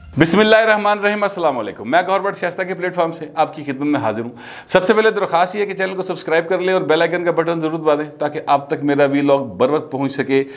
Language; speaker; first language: Urdu; non-native, local second language; Punjabi